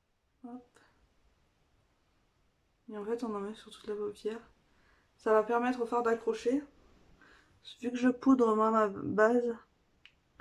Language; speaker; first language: French; native; French